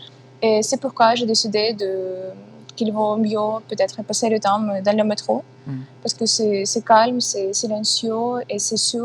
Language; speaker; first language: French; non-native, fluent; Ukrainian